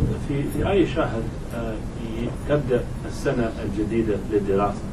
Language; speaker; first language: Arabic; non-native, learner; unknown